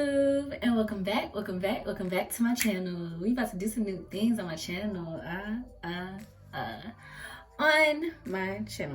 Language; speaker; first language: English; native; English